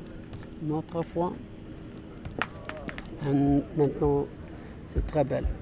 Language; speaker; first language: French; non-native, learner; English